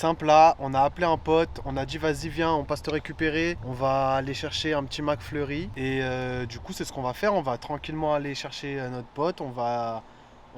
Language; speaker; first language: French; native; French